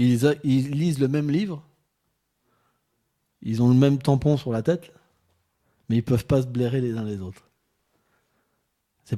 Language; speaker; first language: French; native; French